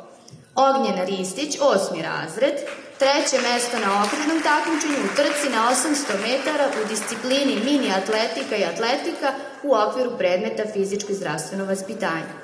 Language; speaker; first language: Serbian; native; Serbian